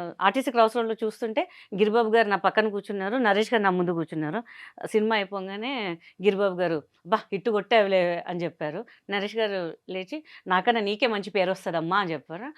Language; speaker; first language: Telugu; non-native, local second language; Hindi